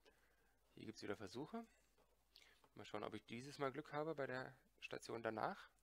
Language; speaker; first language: German; native; German